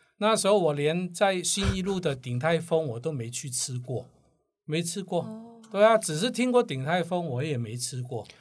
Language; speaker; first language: Chinese; non-native, local second language; Cantonese